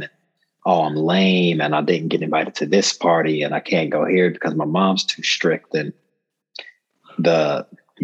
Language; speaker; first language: English; native; English